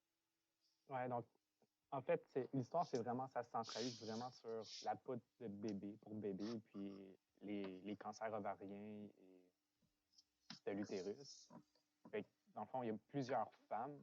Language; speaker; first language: French; native; French